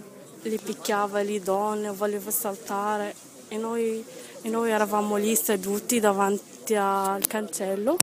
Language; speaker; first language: Italian; non-native, fluent; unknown